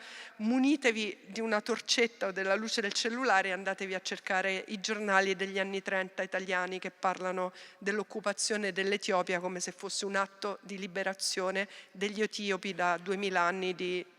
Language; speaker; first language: Italian; native; Italian